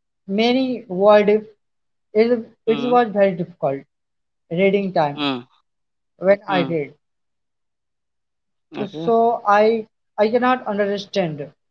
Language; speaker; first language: English; non-native, learner; Hindi